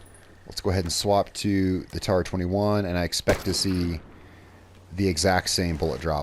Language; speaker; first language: English; native; English